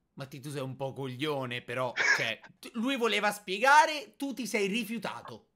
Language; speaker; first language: Italian; native; Italian